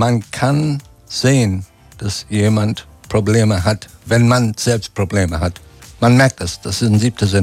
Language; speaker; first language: German; non-native, fluent; English